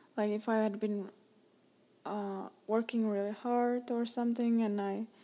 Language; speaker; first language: English; non-native, fluent; Czech